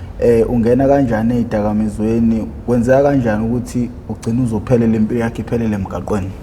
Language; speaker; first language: Zulu; native; Zulu